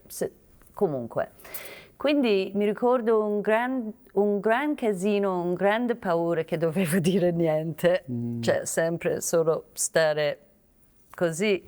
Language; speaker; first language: Italian; non-native, fluent; Persian